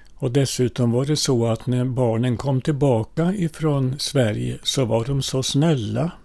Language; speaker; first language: Swedish; early bilingual, other home language; Finnish